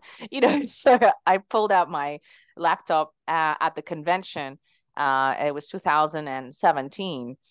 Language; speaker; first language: English; early bilingual, other home language; Spanish